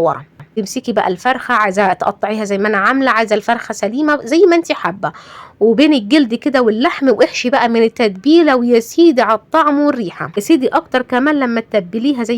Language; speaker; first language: Arabic; native; Arabic